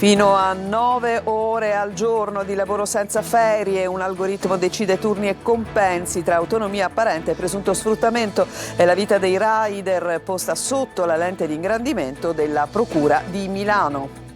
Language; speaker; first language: Italian; native; Italian